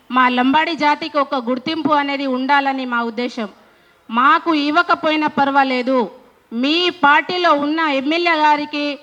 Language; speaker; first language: Telugu; non-native, local second language; Lambadi